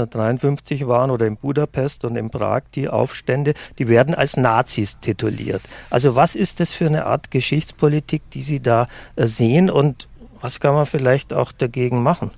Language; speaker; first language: German; native; German